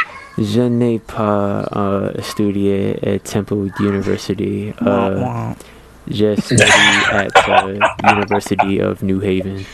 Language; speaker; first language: French; non-native, learner; English